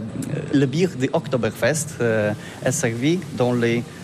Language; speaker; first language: French; non-native, learner; Polish